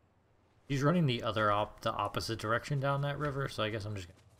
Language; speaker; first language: English; native; English